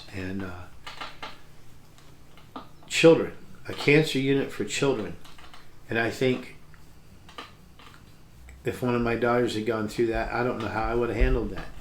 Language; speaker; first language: English; native; English